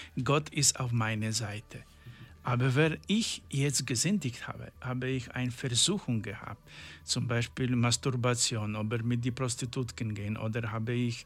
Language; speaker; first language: German; non-native, learner; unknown